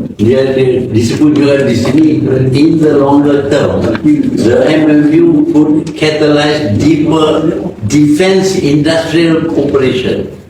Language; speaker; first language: English; non-native, local second language; Malay